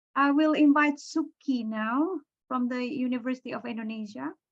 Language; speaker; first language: English; non-native, fluent; Indonesian